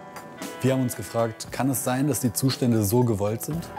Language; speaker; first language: German; native; German